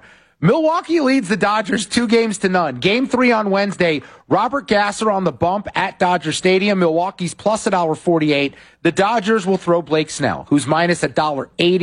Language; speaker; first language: English; native; English